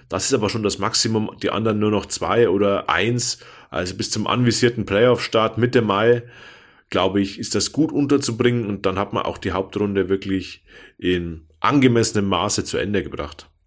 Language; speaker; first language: German; native; German